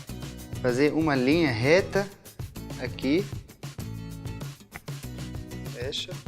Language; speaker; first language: Portuguese; non-native, learner; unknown